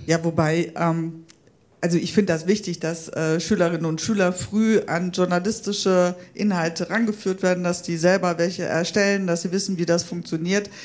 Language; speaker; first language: German; native; German